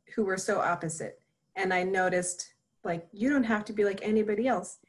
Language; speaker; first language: English; native; English